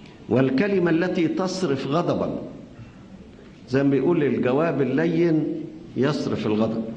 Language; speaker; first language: Arabic; native; Arabic